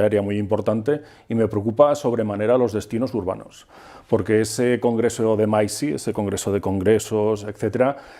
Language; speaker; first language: Spanish; native; Spanish